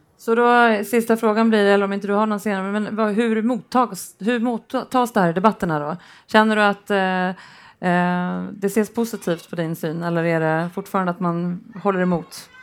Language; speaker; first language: Swedish; native; Swedish